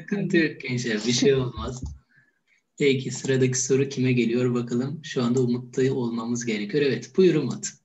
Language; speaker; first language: Turkish; native; Turkish